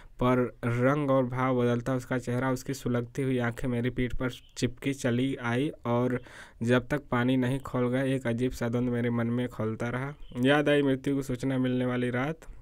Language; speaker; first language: Hindi; native; Hindi